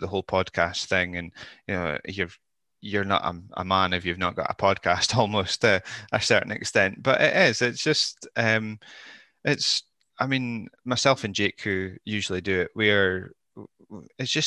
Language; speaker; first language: English; native; English